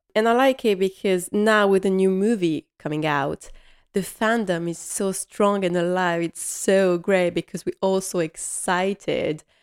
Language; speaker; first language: English; non-native, fluent; French